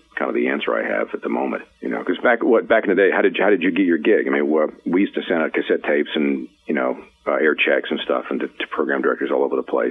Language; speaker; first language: English; native; English